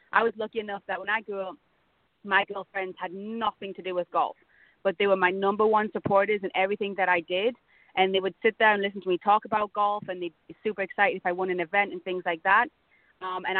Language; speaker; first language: English; native; English